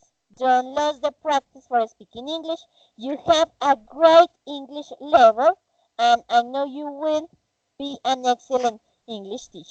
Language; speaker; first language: English; non-native, fluent; Spanish